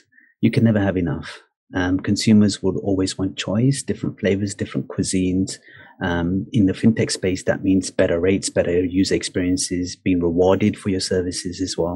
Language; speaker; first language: English; native; English